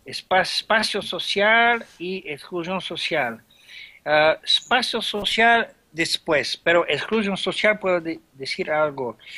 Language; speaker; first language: Spanish; non-native, fluent; French